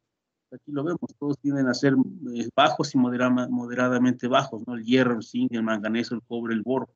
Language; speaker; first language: Spanish; native; Spanish